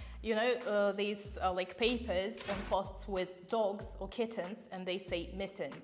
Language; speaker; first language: English; native; English